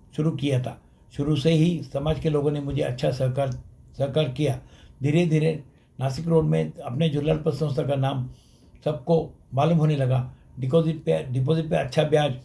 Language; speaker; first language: Hindi; non-native, local second language; Sindhi